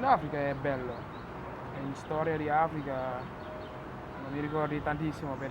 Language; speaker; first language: Italian; non-native, learner; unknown